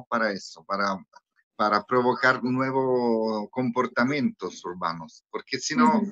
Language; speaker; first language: Spanish; non-native, fluent; Italian